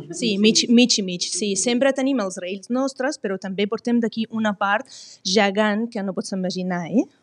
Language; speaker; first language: Catalan; non-native, fluent; Arabic